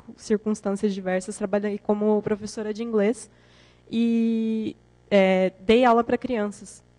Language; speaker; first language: Portuguese; native; Portuguese